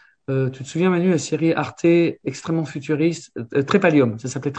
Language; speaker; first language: French; native; French